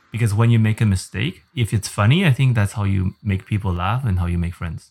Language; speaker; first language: English; early bilingual, other home language; Chinese